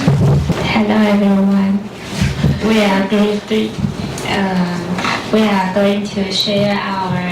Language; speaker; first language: English; non-native, learner; Chinese